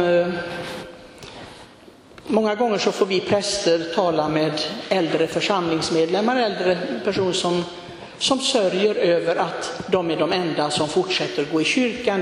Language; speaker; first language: Swedish; non-native, fluent; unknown